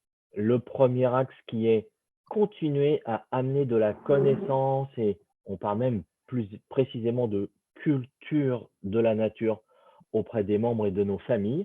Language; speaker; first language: French; native; French